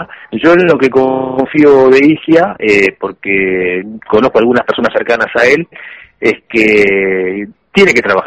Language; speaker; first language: Spanish; native; Spanish